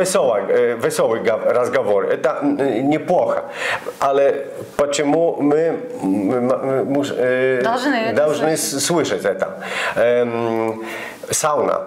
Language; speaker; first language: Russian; non-native, learner; Polish